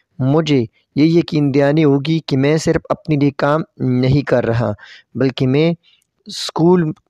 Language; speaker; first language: Urdu; non-native, local second language; Pashto